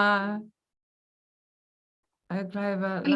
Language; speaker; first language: English; native; English